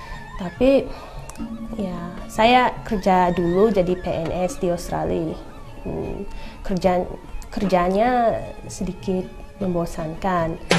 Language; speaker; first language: Indonesian; non-native, fluent; English